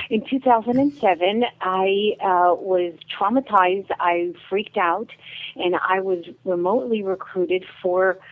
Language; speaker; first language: English; native; English